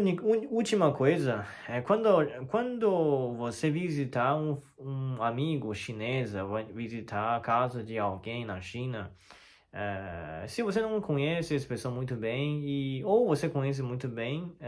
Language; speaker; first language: Portuguese; non-native, learner; Chinese